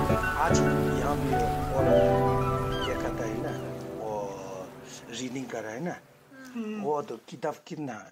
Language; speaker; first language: Hindi; non-native, learner; Tibetan